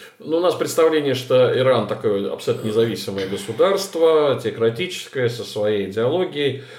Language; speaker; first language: Russian; native; Russian